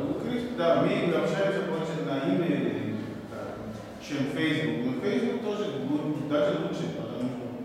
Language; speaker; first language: Russian; non-native, learner; Bulgarian